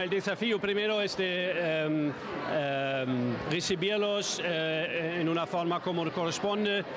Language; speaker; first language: Spanish; non-native, fluent; German